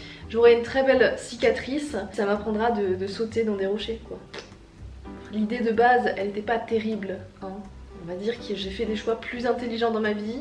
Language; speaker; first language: French; native; French